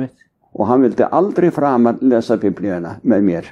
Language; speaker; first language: Icelandic; native; Icelandic